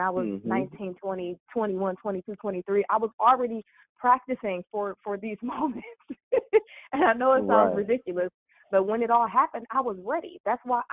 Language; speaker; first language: English; native; English